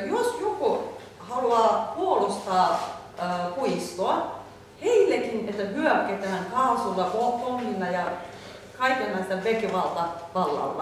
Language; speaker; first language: Finnish; non-native, learner; Turkish